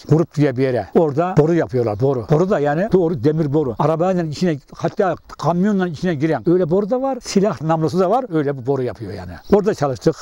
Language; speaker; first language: Turkish; native; Turkish